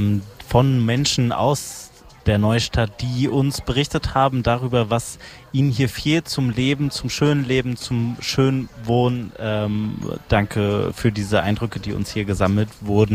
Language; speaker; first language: German; native; German